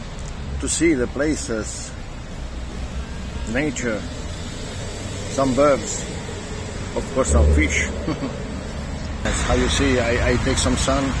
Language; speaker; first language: English; non-native, learner; Romanian